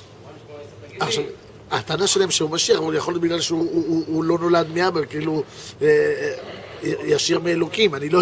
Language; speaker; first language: Hebrew; native; Hebrew